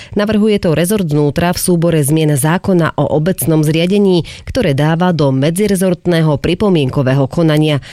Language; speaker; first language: Slovak; native; Slovak